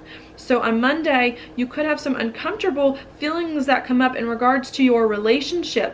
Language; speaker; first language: English; native; English